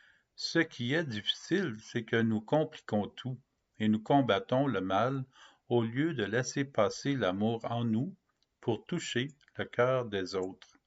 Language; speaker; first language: French; native; French